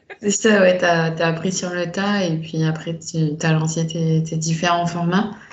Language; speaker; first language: French; native; French